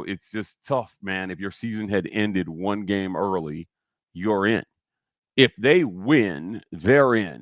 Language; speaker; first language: English; native; English